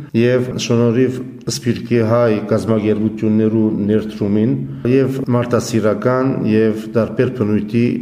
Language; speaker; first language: Armenian; early bilingual, heritage; Armenian